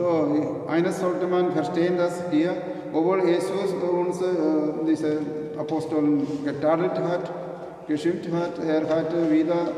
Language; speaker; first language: German; non-native, learner; Malayalam